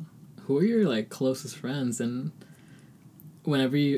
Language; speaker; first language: English; early bilingual, other home language; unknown